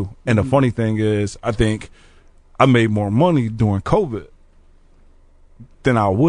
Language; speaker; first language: English; native; English